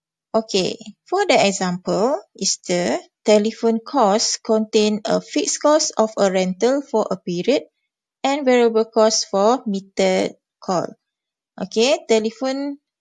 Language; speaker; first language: English; non-native, local second language; Malay